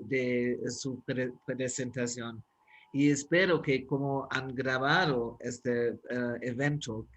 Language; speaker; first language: Spanish; non-native, fluent; German